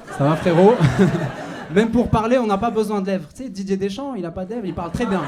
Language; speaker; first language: French; non-native, local second language; Arabic